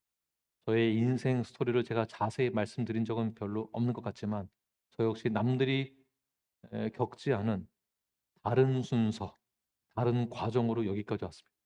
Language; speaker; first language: Korean; native; Korean